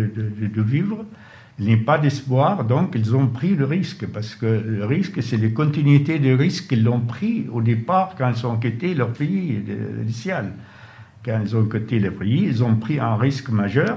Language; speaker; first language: French; non-native, fluent; Arabic